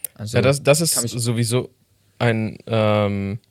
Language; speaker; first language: German; non-native, fluent; Persian